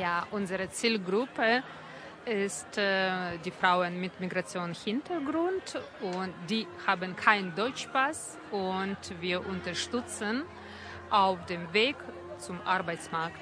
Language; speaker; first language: German; non-native, fluent; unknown